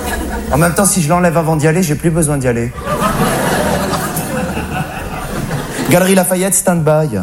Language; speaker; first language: French; native; French